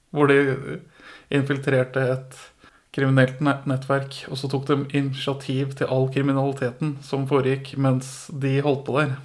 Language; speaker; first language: Norwegian; early bilingual, other home language; Persian